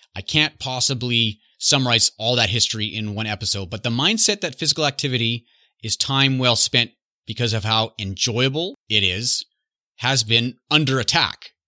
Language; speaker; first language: English; native; English